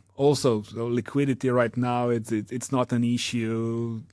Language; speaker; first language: English; non-native, fluent; Slovenian